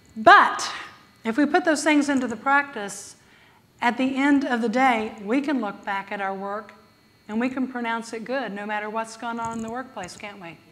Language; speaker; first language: English; native; English